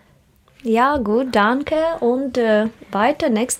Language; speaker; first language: German; non-native, learner; Russian